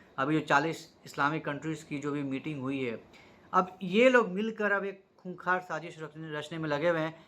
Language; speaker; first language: Hindi; native; Hindi